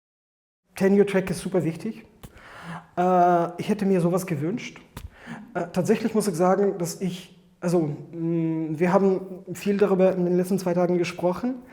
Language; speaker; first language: German; non-native, fluent; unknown